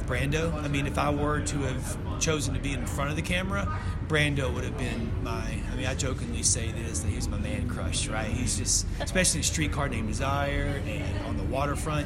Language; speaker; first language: English; native; English